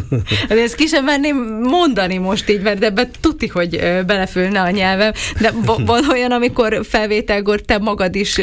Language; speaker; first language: Hungarian; native; Hungarian